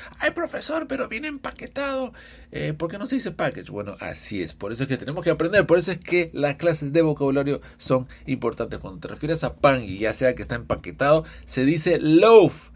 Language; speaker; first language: Spanish; early bilingual, heritage; Spanish